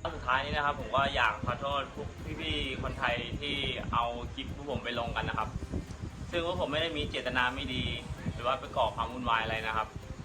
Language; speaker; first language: Thai; non-native, fluent; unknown